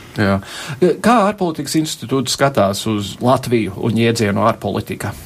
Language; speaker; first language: Latvian; early bilingual, heritage; Latvian